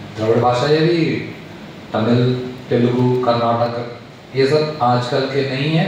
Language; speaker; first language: Hindi; non-native, local second language; Telugu